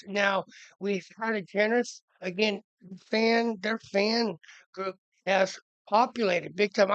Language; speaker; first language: English; native; English